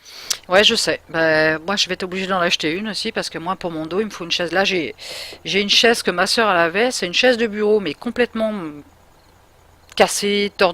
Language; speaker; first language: French; native; French